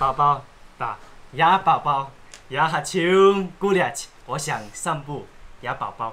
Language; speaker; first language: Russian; non-native, learner; Chinese